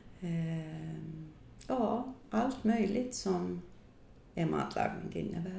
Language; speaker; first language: Swedish; non-native, fluent; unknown